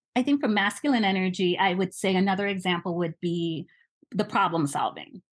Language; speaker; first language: English; native; English